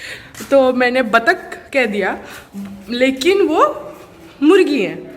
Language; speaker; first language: Hindi; non-native, local second language; Bangla